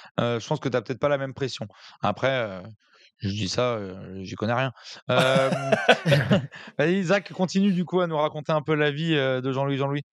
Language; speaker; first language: French; native; French